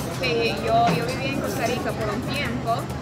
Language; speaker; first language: Spanish; non-native, fluent; English